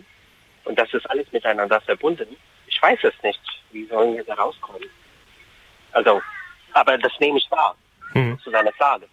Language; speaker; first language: German; non-native, fluent; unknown